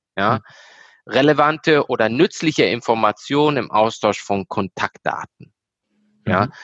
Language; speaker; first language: German; early bilingual, heritage; German